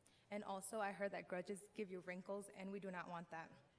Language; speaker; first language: English; early bilingual, other home language; Spanish